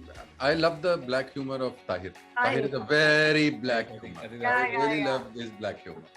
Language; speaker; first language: English; non-native, local second language; Hindi